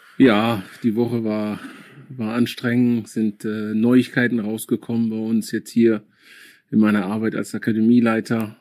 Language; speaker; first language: German; early bilingual, other home language; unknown